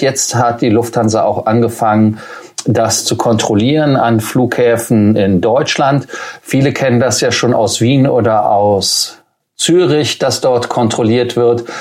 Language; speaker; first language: German; native; German